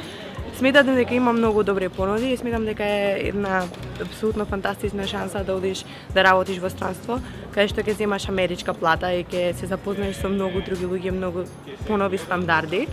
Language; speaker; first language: Macedonian; native; Macedonian